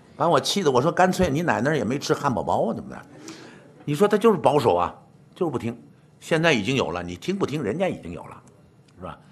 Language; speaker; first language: Chinese; native; Chinese